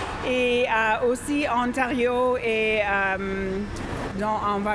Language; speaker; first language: French; non-native, fluent; English